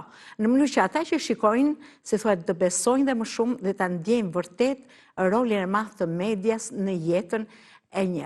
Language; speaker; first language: Albanian; native; Albanian